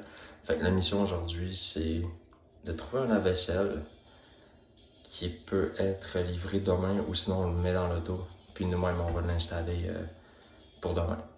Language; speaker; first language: French; native; French